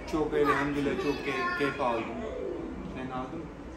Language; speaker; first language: Turkish; non-native, learner; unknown